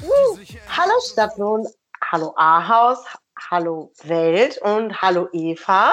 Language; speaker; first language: German; native; German